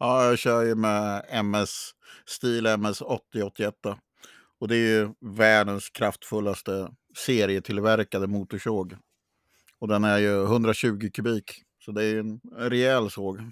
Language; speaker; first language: Swedish; native; Swedish